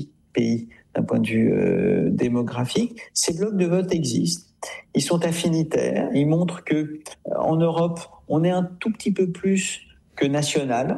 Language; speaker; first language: French; native; French